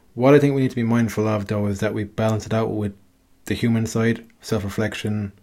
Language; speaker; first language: English; native; English